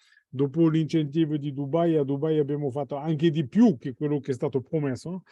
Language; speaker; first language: Italian; non-native, fluent; French